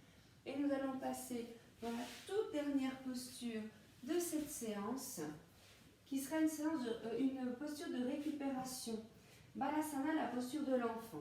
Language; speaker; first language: French; native; French